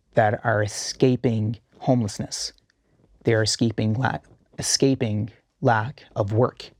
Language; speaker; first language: English; early bilingual, heritage; Arabic